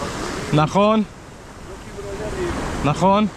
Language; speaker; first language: Hebrew; native; Hebrew